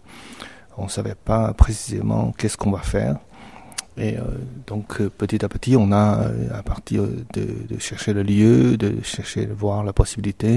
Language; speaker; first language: French; non-native, fluent; Chinese